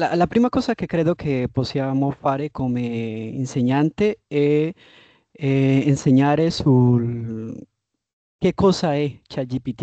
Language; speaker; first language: Italian; non-native, learner; Spanish